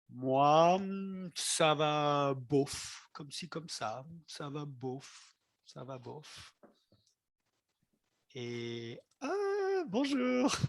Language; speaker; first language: French; non-native, fluent; English